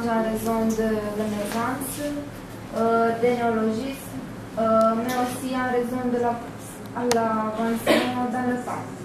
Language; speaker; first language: French; non-native, learner; Romanian